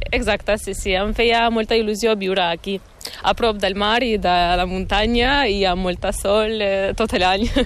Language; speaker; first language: Catalan; non-native, fluent; Ukrainian